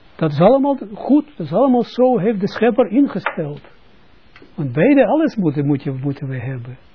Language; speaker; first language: Dutch; non-native, fluent; Russian